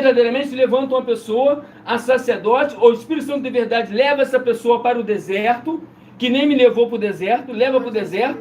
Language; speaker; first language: Portuguese; native; Portuguese